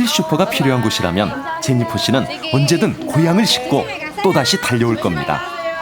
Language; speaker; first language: Korean; native; Korean